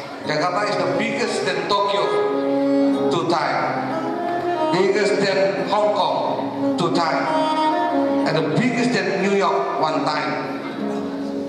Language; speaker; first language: English; non-native, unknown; Javanese